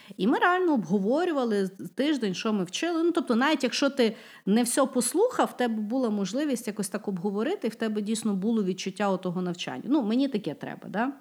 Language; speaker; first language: Ukrainian; non-native, local second language; Russian